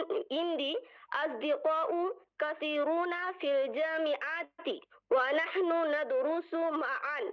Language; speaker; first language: Arabic; non-native, learner; Bangla